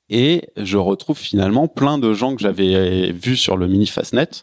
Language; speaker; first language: French; native; French